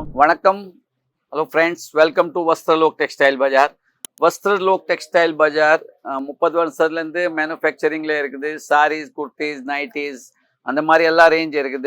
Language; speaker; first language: Tamil; non-native, fluent; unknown